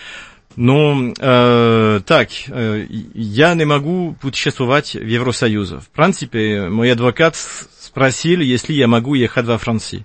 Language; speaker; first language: Russian; non-native, fluent; French